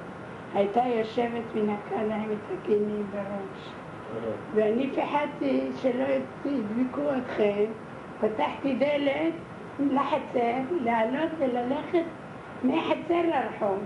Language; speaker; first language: Hebrew; non-native, fluent; Arabic